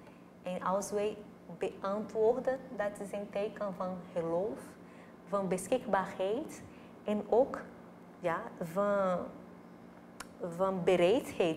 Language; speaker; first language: Dutch; non-native, fluent; Portuguese